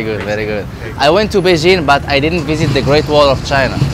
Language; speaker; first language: English; non-native, learner; Arabic